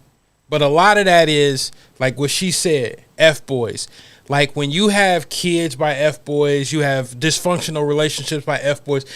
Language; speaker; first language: English; native; English